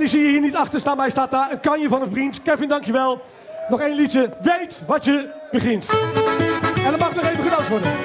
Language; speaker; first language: Dutch; native; Dutch